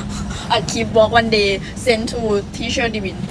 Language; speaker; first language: English; non-native, learner; Thai